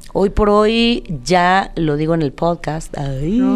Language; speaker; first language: Spanish; native; Spanish